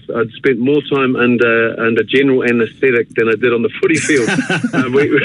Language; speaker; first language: English; native; English